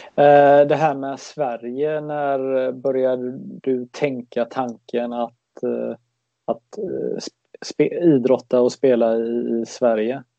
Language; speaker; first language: Swedish; native; Swedish